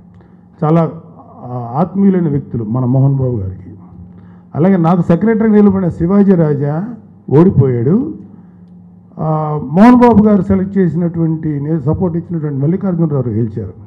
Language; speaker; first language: Telugu; native; Telugu